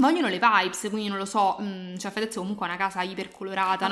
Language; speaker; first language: Italian; native; Italian